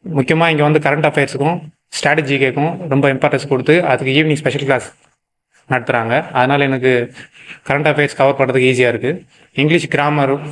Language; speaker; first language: Tamil; non-native, local second language; Telugu